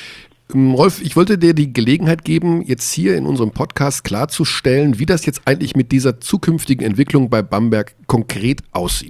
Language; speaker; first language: German; native; German